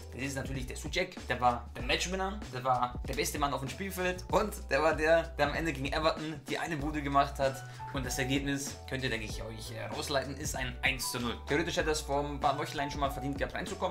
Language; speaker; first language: German; native; German